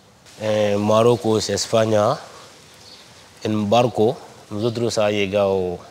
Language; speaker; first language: Spanish; non-native, learner; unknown